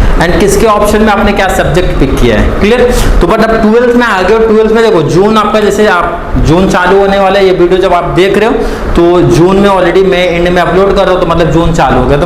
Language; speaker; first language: Hindi; native; Hindi